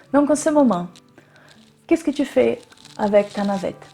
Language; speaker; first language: French; non-native, fluent; Portuguese